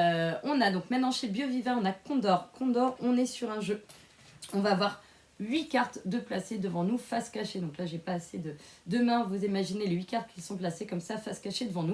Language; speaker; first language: French; native; French